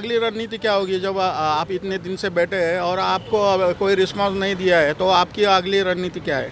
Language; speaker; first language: Hindi; non-native, local second language; Marathi